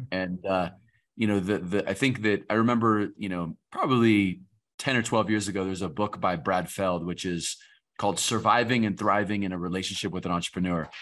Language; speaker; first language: English; native; English